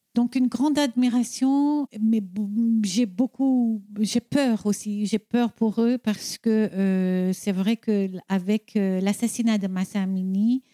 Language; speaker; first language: French; non-native, fluent; Persian